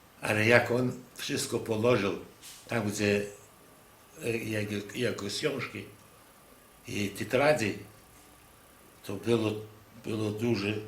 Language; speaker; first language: Polish; non-native, local second language; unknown